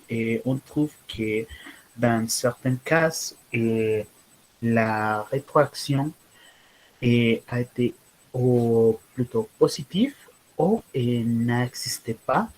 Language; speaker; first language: French; non-native, learner; Spanish